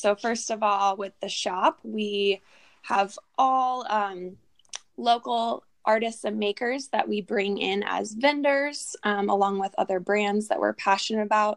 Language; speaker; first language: English; native; English